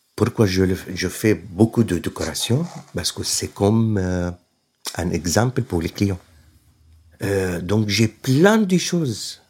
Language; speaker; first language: French; non-native, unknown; Arabic